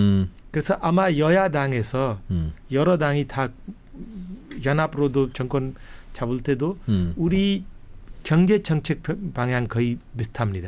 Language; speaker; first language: Korean; non-native, fluent; Hindi